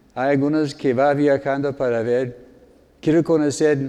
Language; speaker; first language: Spanish; non-native, fluent; English